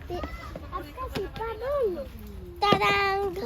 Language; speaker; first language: French; early bilingual, other home language; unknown